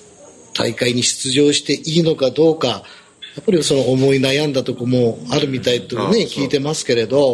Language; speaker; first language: Japanese; native; Japanese